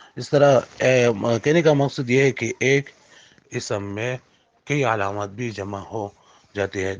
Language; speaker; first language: Urdu; non-native, local second language; Pashto